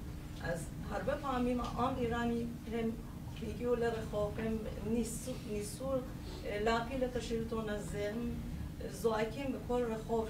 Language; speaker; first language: Hebrew; non-native, learner; Persian